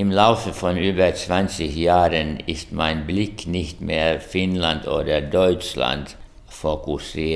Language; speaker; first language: German; non-native, fluent; Finnish